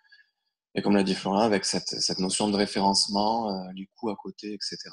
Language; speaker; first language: French; native; French